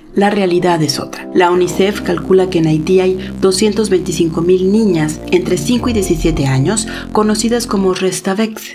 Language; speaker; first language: Spanish; native; Spanish